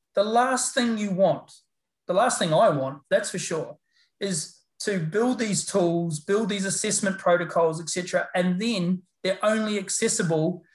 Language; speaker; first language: English; native; English